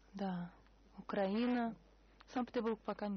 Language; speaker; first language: Russian; non-native, learner; Portuguese